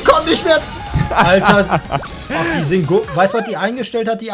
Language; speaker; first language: German; native; German